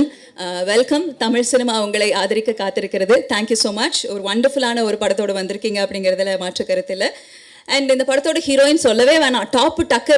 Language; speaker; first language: Tamil; native; Tamil